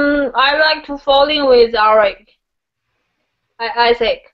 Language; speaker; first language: English; non-native, learner; Chinese